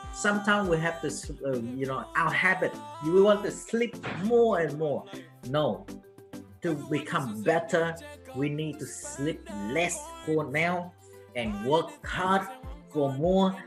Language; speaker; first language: English; non-native, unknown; Vietnamese